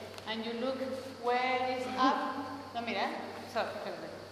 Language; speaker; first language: English; non-native, learner; Spanish